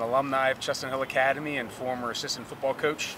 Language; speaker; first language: English; native; English